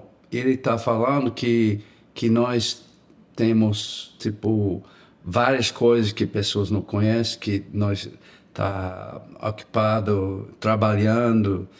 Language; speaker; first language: Portuguese; non-native, learner; English